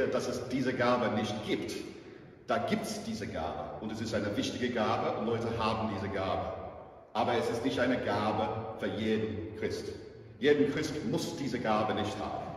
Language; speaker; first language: German; non-native, fluent; English